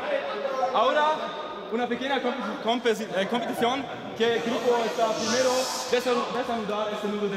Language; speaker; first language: Spanish; non-native, learner; German